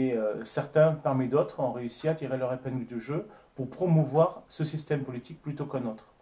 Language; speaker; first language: French; native; French